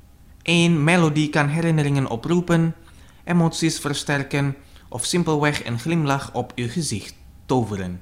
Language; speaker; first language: Dutch; non-native, fluent; Indonesian